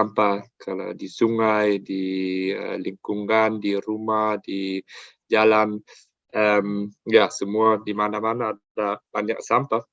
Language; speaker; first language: Indonesian; non-native, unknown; German